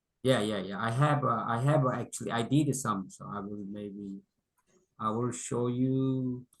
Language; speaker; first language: English; non-native, local second language; Korean